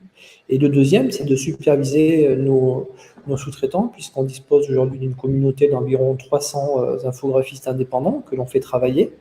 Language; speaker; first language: French; native; French